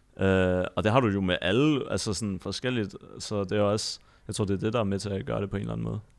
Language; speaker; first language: Danish; early bilingual, other home language; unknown